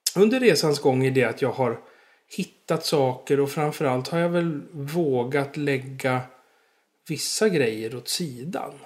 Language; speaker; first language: Swedish; native; Swedish